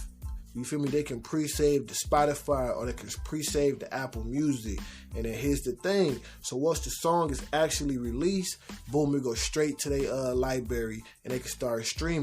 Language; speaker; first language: English; native; English